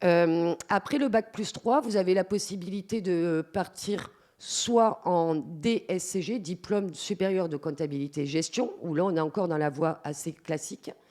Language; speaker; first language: French; native; French